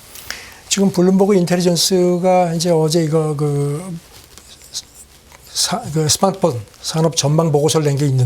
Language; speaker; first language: Korean; native; Korean